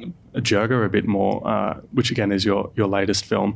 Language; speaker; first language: English; native; English